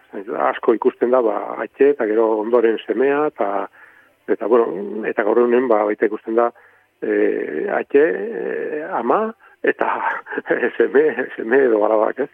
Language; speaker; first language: Basque; native; Basque